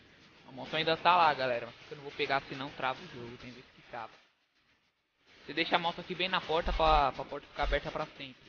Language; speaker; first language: Portuguese; native; Portuguese